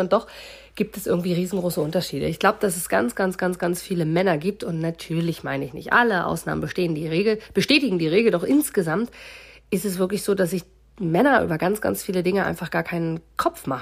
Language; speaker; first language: German; native; German